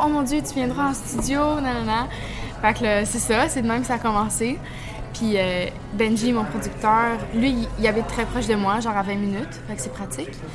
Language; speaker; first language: French; early bilingual, heritage; French